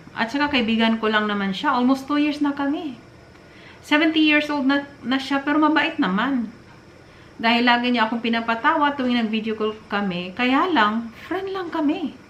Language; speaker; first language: Filipino; non-native, local second language; Cebuano